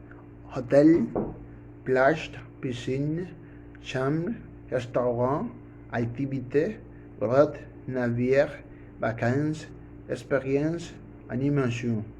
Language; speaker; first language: French; non-native, learner; Spanish